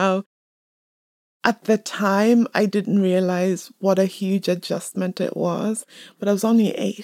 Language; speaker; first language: English; native; English